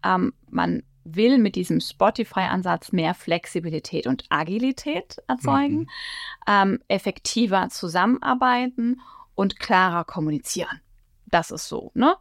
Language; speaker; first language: German; native; German